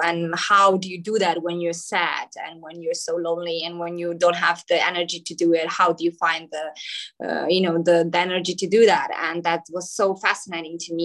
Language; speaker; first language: English; non-native, fluent; Macedonian